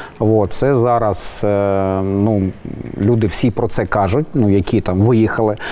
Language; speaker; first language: Ukrainian; non-native, local second language; Russian